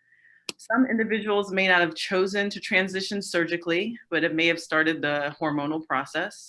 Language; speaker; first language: English; native; English